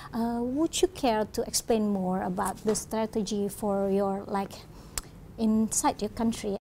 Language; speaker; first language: English; non-native, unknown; Indonesian